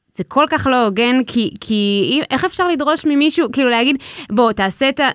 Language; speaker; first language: Hebrew; native; Hebrew